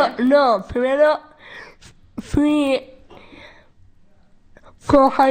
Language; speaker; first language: Spanish; non-native, local second language; Basque